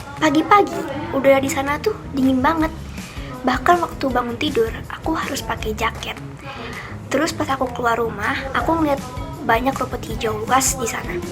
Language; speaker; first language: Indonesian; native; Indonesian